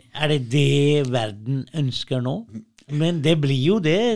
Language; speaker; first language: Norwegian; early bilingual, other home language; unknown